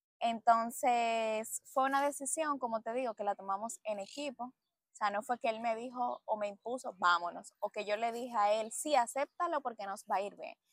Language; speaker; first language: Spanish; native; Spanish